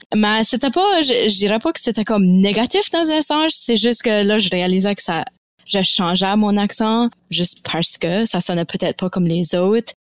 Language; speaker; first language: French; native; French